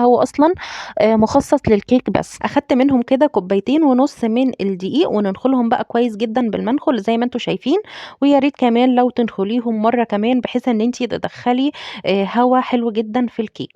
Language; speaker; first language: Arabic; native; Arabic